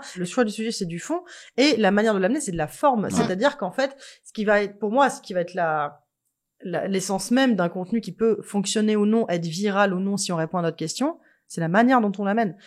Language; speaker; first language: French; native; French